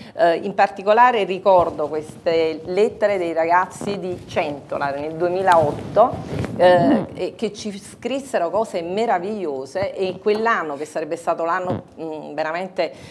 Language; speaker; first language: Italian; native; Italian